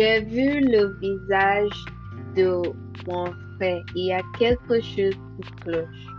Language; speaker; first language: French; non-native, learner; Yoruba